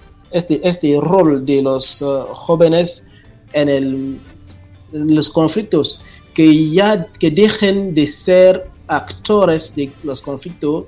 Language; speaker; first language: Spanish; non-native, fluent; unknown